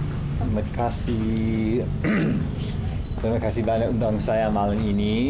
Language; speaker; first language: Indonesian; non-native, fluent; English